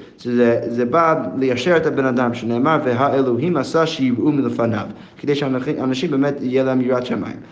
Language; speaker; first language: Hebrew; non-native, fluent; English